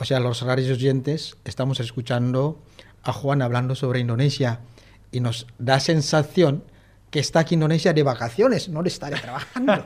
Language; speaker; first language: Spanish; non-native, fluent; Indonesian